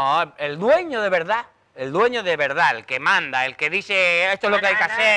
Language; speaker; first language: Spanish; native; Spanish